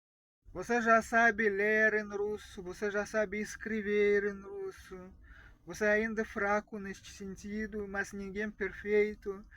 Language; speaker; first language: Portuguese; non-native, fluent; Russian